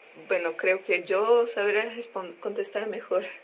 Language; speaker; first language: Spanish; non-native, learner; Portuguese